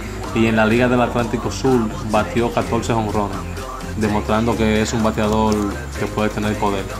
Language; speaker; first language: Spanish; native; Spanish